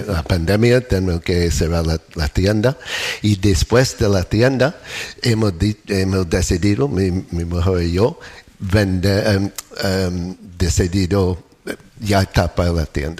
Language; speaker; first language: Spanish; non-native, learner; English